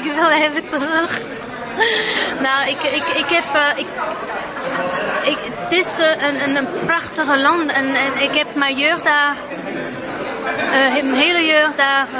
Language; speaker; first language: Dutch; early bilingual, other home language; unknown